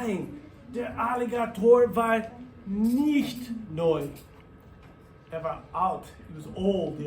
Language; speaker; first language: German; non-native, fluent; English